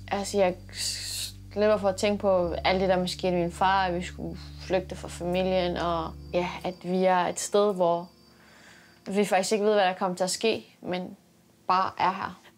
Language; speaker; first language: Danish; early bilingual, other home language; Persian